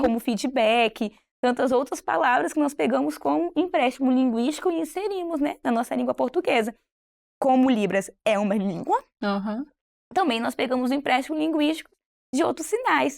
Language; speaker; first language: Portuguese; native; Portuguese